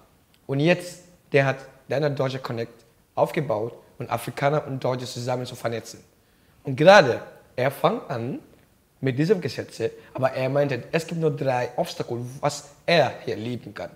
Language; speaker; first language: German; non-native, learner; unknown